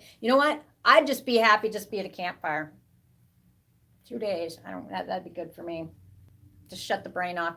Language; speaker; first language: English; native; English